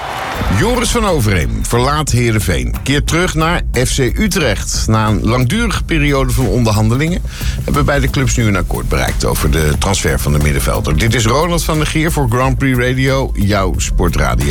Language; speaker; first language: Dutch; native; Dutch